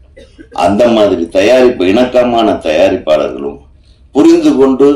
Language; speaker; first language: Tamil; native; Tamil